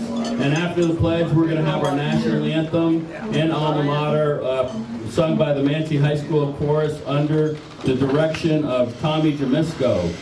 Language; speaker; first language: English; native; English